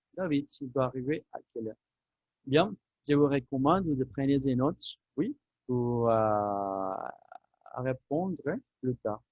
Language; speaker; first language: French; non-native, fluent; Spanish